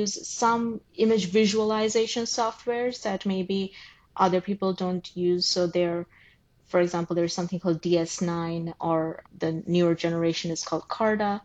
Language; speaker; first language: English; non-native, local second language; Bangla